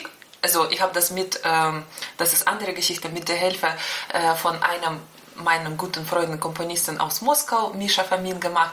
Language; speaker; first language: German; non-native, fluent; Russian